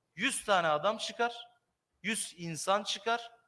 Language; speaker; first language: Turkish; native; Turkish